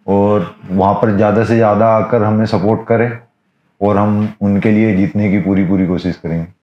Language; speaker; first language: Hindi; native; Hindi